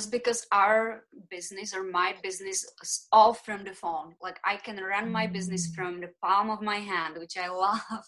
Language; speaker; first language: English; non-native, fluent; Czech